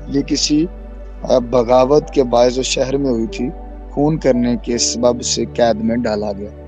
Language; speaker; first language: Urdu; non-native, local second language; Punjabi